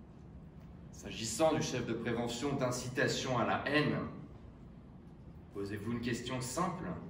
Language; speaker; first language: French; native; French